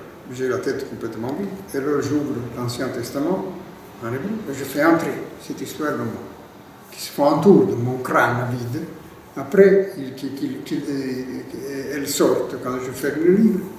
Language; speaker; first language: French; non-native, fluent; Italian